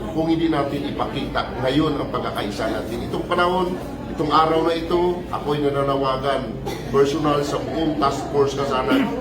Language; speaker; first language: Filipino; native; Filipino